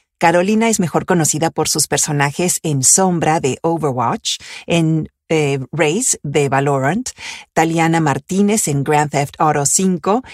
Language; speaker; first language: Spanish; early bilingual, other home language; Italian